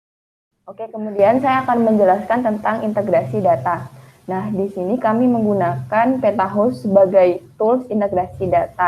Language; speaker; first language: Indonesian; native; Indonesian